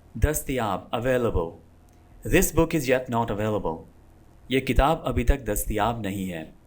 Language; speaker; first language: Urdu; non-native, local second language; Punjabi